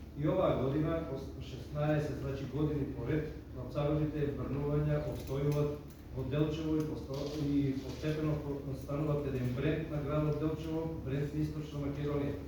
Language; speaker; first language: Macedonian; native; Macedonian